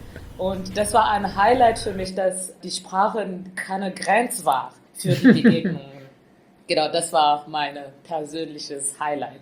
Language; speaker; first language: German; non-native, fluent; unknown